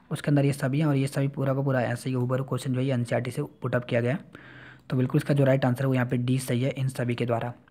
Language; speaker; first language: Hindi; native; Hindi